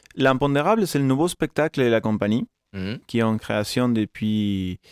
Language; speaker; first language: French; non-native, fluent; Spanish